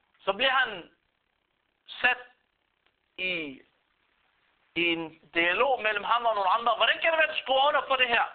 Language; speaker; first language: Danish; non-native, fluent; Arabic